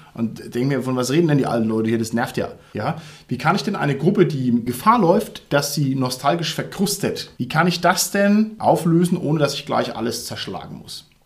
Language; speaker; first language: German; native; German